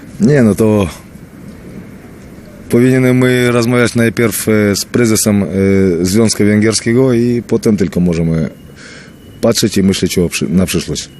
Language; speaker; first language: Polish; non-native, fluent; Russian